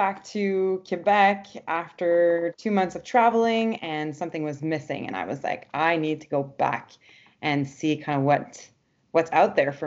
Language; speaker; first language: English; non-native, fluent; French